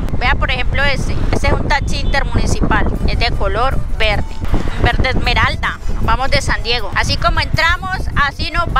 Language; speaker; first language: Spanish; native; Spanish